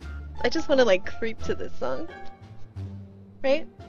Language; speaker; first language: English; native; English